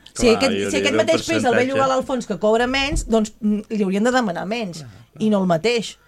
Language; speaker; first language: Catalan; native; Catalan